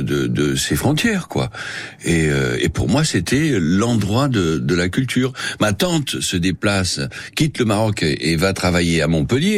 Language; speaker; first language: French; non-native, local second language; Spanish